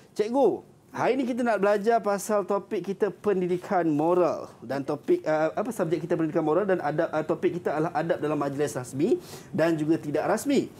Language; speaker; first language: Malay; native; Malay